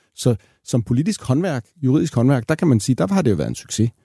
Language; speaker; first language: Danish; native; Danish